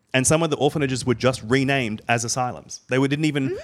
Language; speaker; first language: English; native; English